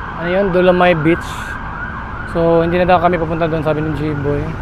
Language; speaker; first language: Filipino; non-native, local second language; Cebuano